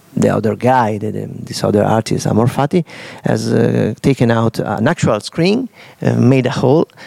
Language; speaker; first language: English; non-native, fluent; Italian